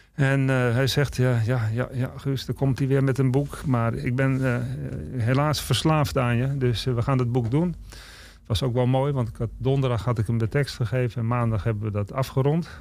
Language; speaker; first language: Dutch; native; Dutch